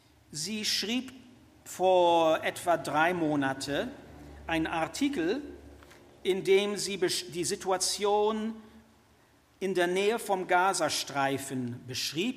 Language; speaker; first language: German; non-native, fluent; English